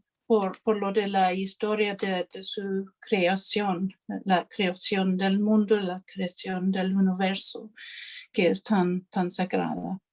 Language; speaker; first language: Spanish; non-native, fluent; English